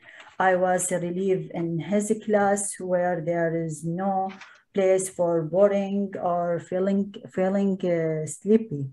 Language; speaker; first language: English; non-native, learner; Arabic